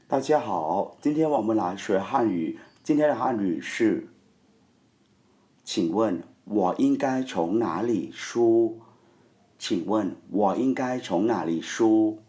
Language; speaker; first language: Chinese; non-native, fluent; Thai